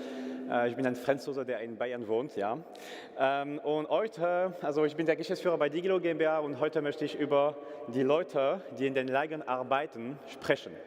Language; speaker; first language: German; non-native, fluent; French